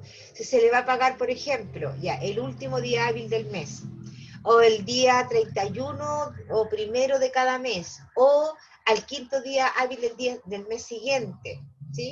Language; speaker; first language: Spanish; native; Spanish